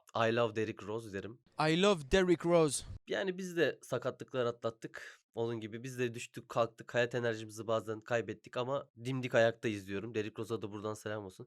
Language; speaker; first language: Turkish; native; Turkish